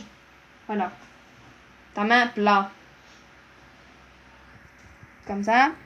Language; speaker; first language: French; native; French